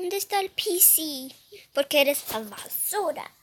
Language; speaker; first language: Spanish; early bilingual, heritage; Spanish